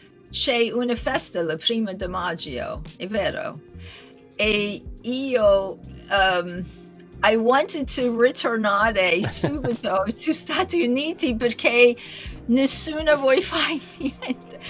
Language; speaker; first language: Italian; non-native, learner; English